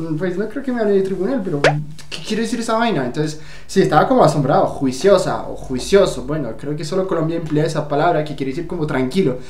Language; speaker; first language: Spanish; non-native, fluent; French